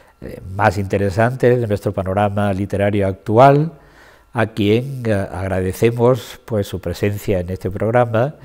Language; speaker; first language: Spanish; native; Spanish